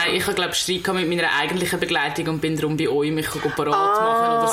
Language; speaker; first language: German; native; German